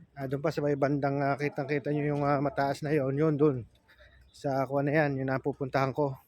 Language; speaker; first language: Filipino; native; Filipino